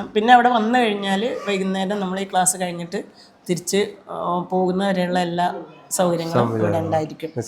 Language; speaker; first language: Malayalam; native; Malayalam